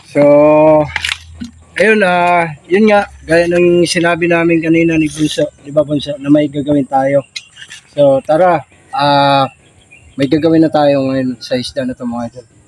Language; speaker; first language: Filipino; native; Filipino